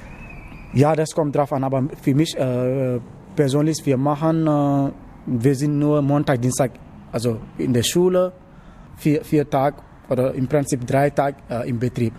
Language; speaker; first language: German; non-native, learner; Wolof